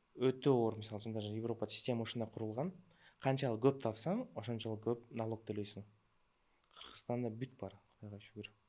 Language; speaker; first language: Kyrgyz; early bilingual, other home language; Russian